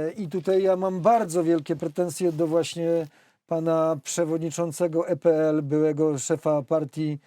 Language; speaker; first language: Polish; native; Polish